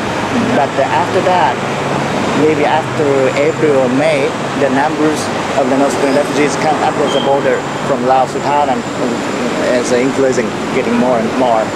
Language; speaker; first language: English; non-native, fluent; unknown